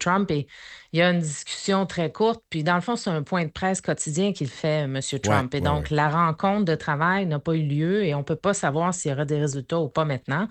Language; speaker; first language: French; native; French